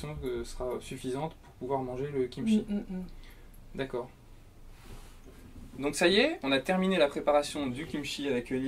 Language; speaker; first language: French; native; French